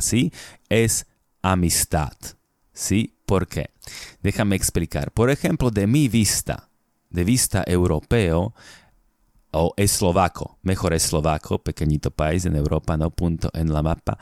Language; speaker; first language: Spanish; non-native, fluent; Slovak